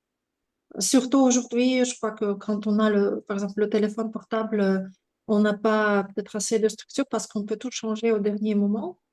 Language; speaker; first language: French; non-native, fluent; Russian